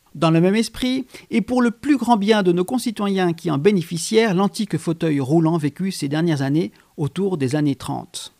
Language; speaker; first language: French; native; French